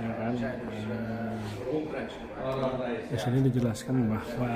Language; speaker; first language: Indonesian; native; Indonesian